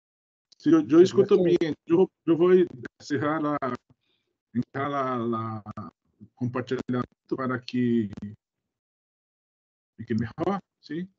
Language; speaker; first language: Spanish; non-native, learner; Portuguese